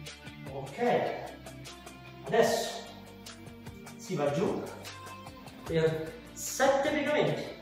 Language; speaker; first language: Italian; native; Italian